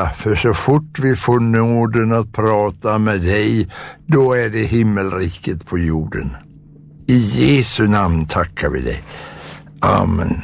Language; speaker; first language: Swedish; native; Swedish